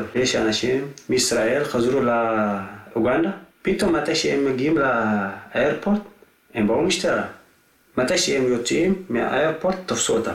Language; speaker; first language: Hebrew; non-native, fluent; Tigrinya